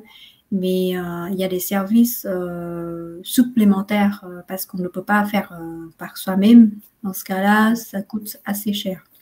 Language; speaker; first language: French; non-native, fluent; Vietnamese